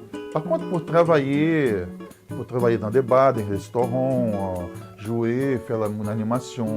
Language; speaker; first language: French; non-native, fluent; Portuguese